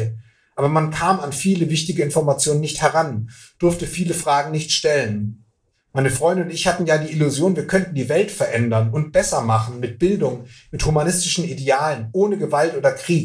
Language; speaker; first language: German; native; German